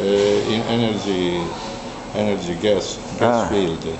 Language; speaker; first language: English; non-native, learner; Italian